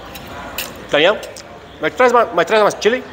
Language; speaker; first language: Spanish; non-native, learner; English